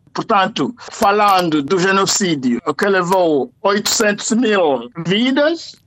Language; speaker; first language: Portuguese; non-native, fluent; Kinyarwanda